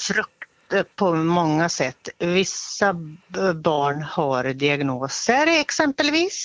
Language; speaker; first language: Swedish; native; Swedish